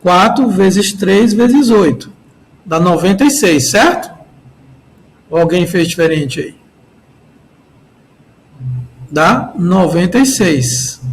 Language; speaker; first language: Portuguese; native; Portuguese